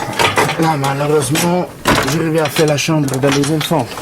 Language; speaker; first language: French; non-native, learner; Italian